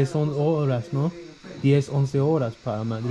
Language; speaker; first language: Spanish; non-native, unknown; English